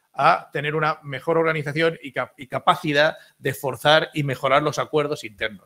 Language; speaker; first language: Spanish; native; Spanish